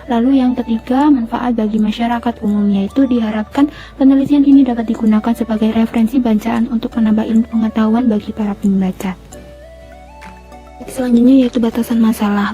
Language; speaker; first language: Indonesian; native; Indonesian